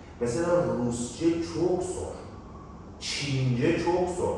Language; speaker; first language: Turkish; non-native, fluent; Persian